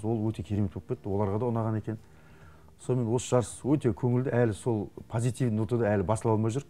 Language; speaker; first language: Kazakh; native; Kazakh